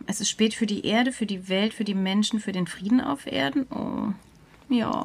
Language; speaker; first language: German; native; German